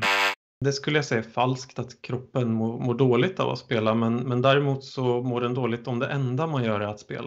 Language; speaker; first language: Swedish; native; Swedish